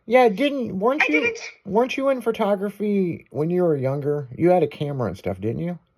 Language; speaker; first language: English; native; English